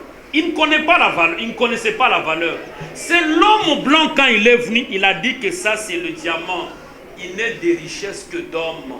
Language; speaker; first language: French; non-native, local second language; Lingala